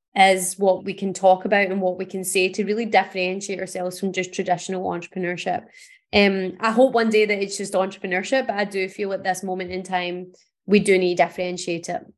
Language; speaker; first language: English; native; English